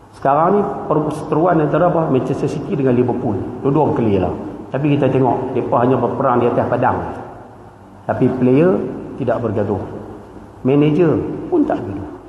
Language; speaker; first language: Malay; native; Malay